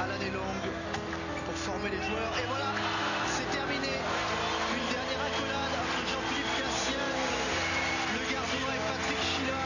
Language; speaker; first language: French; native; French